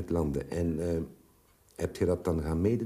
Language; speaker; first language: Dutch; native; Dutch